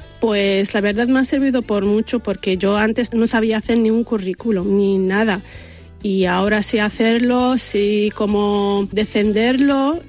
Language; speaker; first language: Spanish; non-native, fluent; Arabic